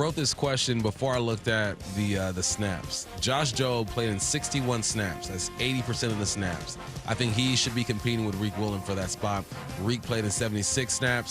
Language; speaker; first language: English; native; English